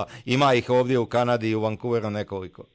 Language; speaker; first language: Croatian; native; Croatian